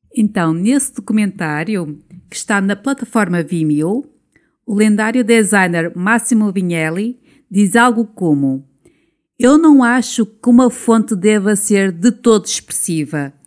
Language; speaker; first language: Portuguese; native; Portuguese